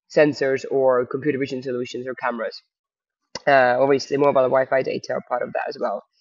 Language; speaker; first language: English; non-native, fluent; Estonian